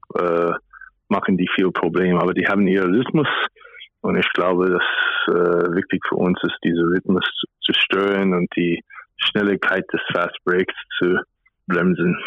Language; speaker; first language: German; non-native, fluent; English